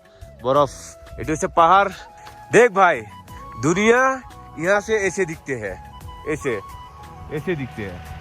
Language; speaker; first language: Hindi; non-native, local second language; Assamese